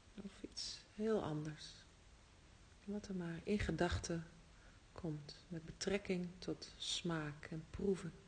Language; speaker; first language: Dutch; native; Dutch